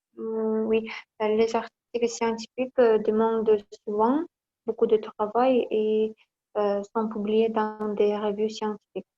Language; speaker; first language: French; non-native, learner; Kazakh